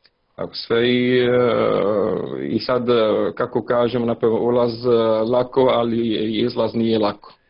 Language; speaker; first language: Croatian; non-native, learner; Arabic